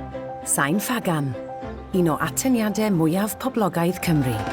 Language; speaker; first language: Welsh; native; Welsh